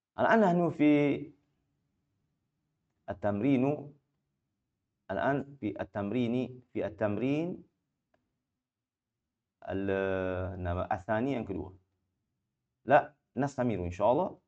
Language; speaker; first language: Arabic; non-native, fluent; Malay